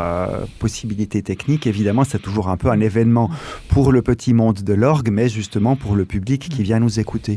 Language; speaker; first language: French; native; French